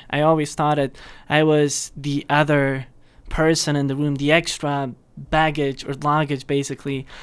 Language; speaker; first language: English; non-native, fluent; Persian